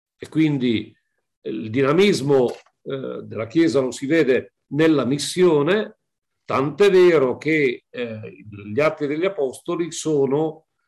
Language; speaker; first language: Italian; native; Italian